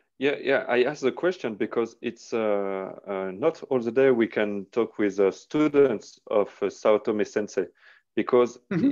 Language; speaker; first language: English; non-native, learner; French